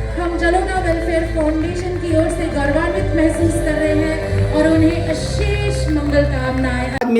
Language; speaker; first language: Hindi; native; Hindi